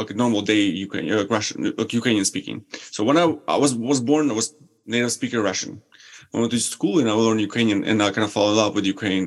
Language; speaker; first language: English; non-native, fluent; Ukrainian